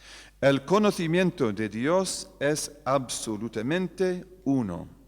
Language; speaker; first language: Spanish; non-native, fluent; English